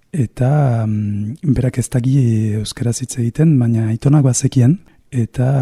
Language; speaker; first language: Basque; non-native, fluent; Spanish